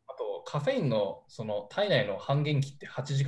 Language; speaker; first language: Japanese; native; Japanese